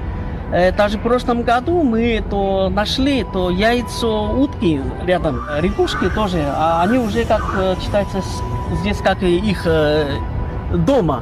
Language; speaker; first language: Russian; non-native, learner; Chinese